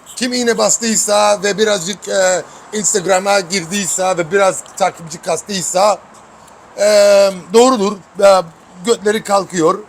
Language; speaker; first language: Turkish; early bilingual, heritage; Turkish